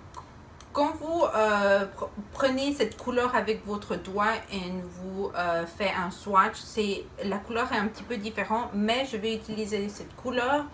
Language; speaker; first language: French; non-native, fluent; Spanish